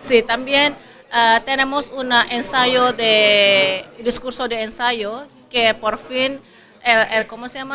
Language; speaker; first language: Spanish; non-native, learner; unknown